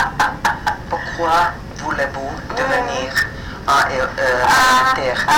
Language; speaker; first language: French; non-native, fluent; Finnish